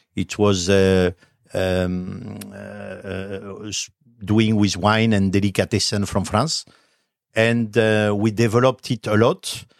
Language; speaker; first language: English; non-native, fluent; French